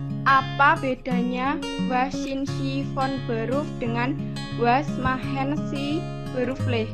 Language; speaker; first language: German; non-native, learner; Indonesian